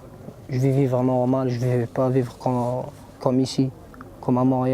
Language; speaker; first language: French; non-native, local second language; Berber languages